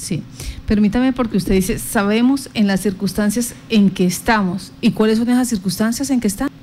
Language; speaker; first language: Spanish; native; Spanish